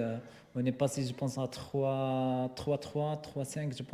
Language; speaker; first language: French; non-native, learner; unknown